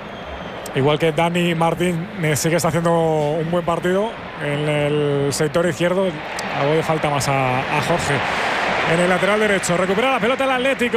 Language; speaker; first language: Spanish; native; Spanish